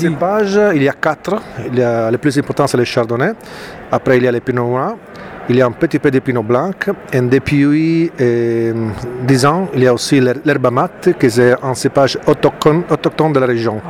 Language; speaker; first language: French; non-native, fluent; Italian